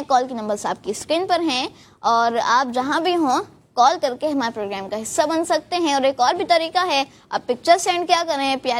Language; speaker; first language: Urdu; native; Urdu